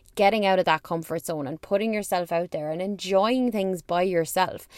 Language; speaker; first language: English; native; English